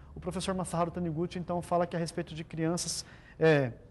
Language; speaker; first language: Portuguese; native; Portuguese